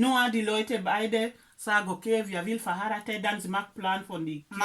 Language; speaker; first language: German; non-native, learner; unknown